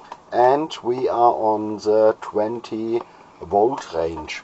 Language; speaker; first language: English; non-native, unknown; German